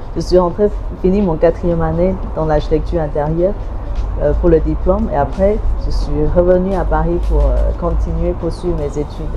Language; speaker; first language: French; non-native, fluent; Chinese